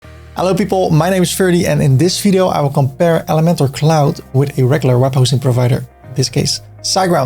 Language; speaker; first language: English; non-native, fluent; Dutch